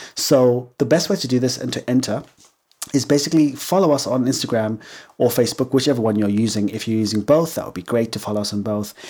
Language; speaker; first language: English; native; English